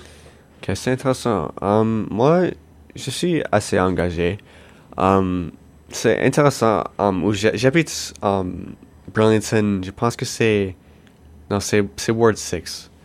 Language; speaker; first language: French; non-native, local second language; English